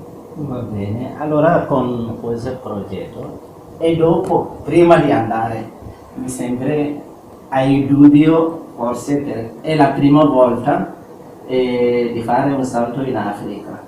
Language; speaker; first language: Italian; non-native, learner; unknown